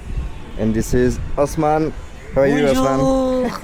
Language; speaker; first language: English; non-native, learner; French